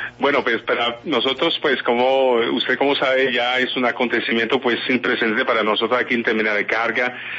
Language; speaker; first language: Spanish; non-native, fluent; French